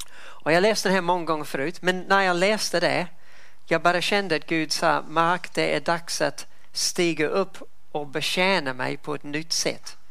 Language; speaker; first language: Swedish; non-native, fluent; English